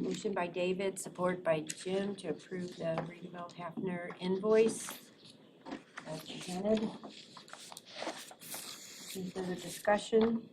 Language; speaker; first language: English; native; English